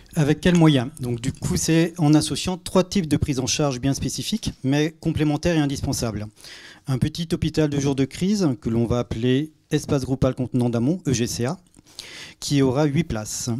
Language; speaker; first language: French; native; French